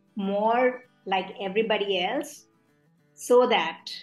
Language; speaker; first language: English; non-native, local second language; Hindi